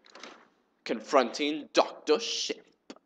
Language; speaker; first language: English; native; English